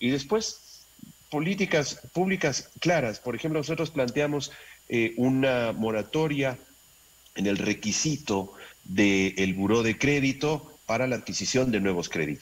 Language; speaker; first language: Spanish; native; Spanish